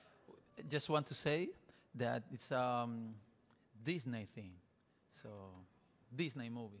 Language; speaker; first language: English; non-native, learner; Spanish